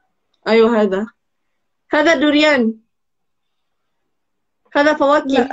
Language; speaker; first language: Arabic; non-native, learner; Malay